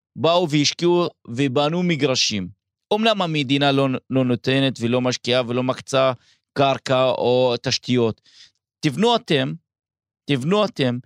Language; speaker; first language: Hebrew; non-native, local second language; Arabic